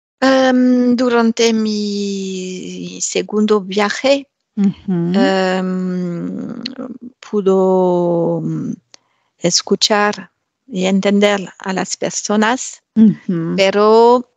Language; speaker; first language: Spanish; non-native, learner; French